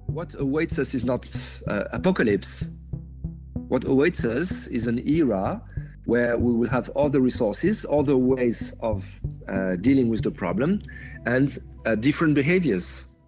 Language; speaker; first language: English; non-native, fluent; French